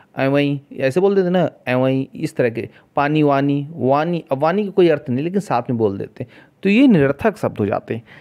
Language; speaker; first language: Hindi; native; Hindi